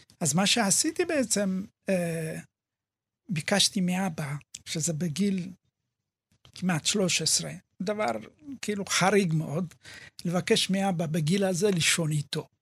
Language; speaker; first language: Hebrew; early bilingual, other home language; Amharic